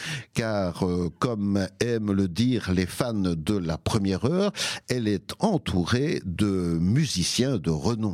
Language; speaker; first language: French; native; French